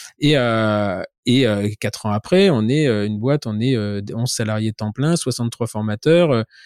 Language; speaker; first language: French; native; French